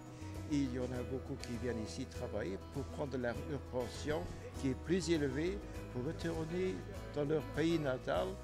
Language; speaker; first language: French; non-native, local second language; Luxembourgish